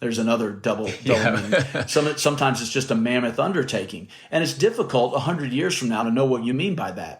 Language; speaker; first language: English; native; English